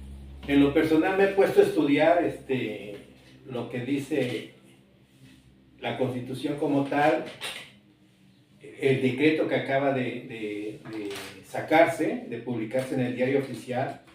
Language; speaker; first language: Spanish; native; Spanish